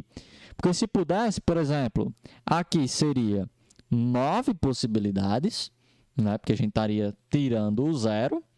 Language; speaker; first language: Portuguese; native; Portuguese